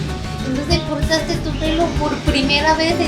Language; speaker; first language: Spanish; non-native, fluent; Korean